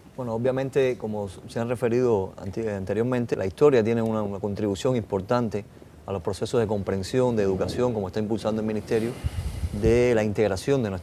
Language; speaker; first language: Spanish; native; Spanish